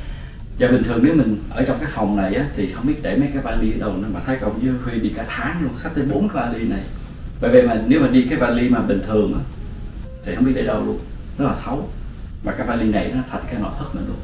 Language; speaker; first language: Vietnamese; native; Vietnamese